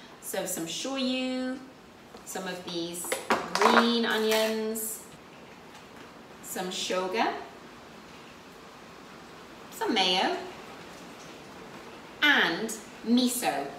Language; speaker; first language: English; native; English